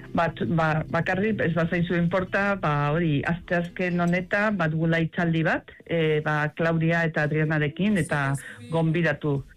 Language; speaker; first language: Basque; non-native, local second language; Spanish